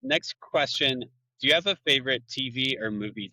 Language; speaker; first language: English; native; English